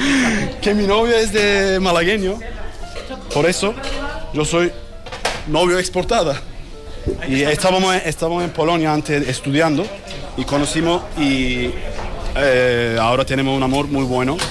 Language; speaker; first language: Spanish; non-native, learner; Turkish